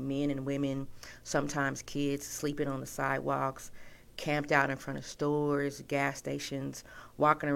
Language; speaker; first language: English; native; English